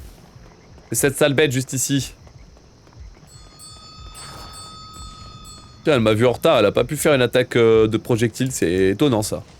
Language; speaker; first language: French; native; French